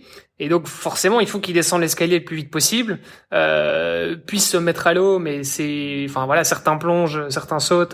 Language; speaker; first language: French; native; French